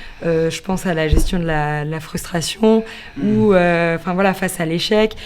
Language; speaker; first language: French; native; French